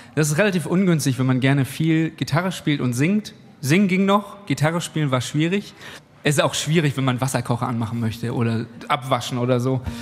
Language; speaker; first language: German; native; German